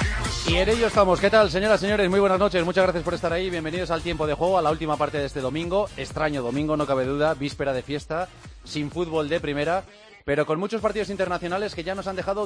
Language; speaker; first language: Spanish; native; Spanish